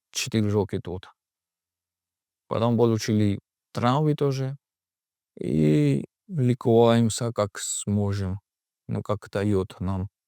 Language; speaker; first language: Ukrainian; non-native, learner; Georgian